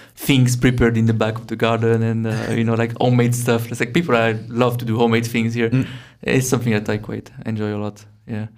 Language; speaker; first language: English; non-native, fluent; French